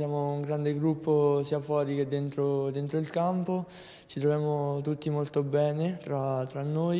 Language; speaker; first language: Italian; native; Italian